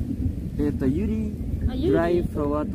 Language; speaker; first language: Japanese; non-native, learner; Indonesian